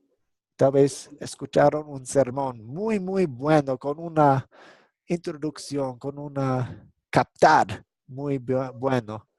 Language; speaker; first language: Spanish; non-native, fluent; English